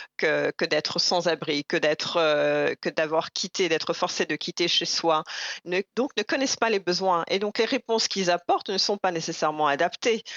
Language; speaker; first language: French; non-native, local second language; Rundi